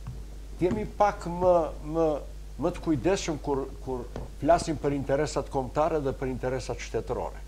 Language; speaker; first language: Albanian; native; Albanian